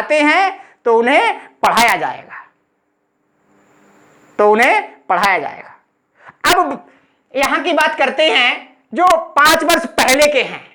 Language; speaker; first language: Hindi; native; Hindi